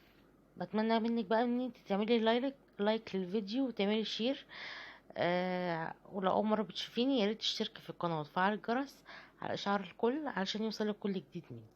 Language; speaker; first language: Arabic; native; Arabic